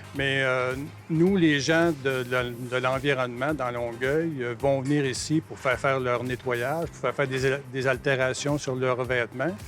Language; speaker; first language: French; native; French